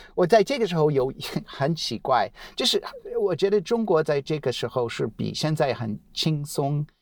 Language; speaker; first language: Chinese; non-native, fluent; English